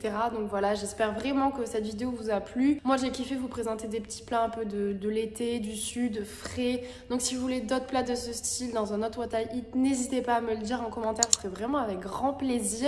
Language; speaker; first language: French; native; French